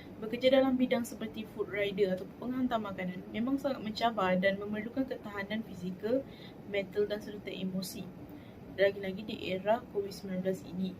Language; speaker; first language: Malay; native; Malay